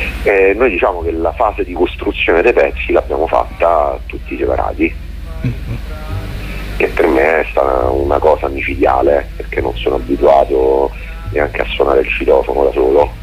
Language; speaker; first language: Italian; native; Italian